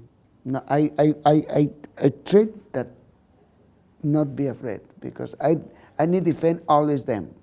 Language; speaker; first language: English; non-native, learner; Spanish